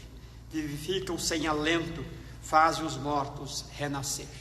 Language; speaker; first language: Portuguese; native; Portuguese